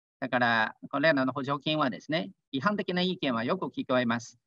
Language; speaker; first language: Japanese; non-native, fluent; Chinese